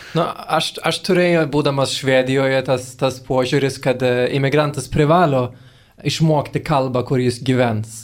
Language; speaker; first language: Lithuanian; non-native, fluent; Swedish